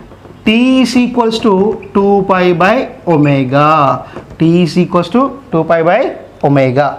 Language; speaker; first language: English; non-native, local second language; Telugu